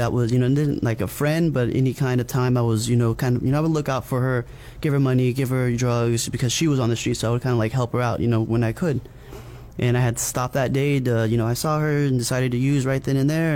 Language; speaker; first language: English; native; English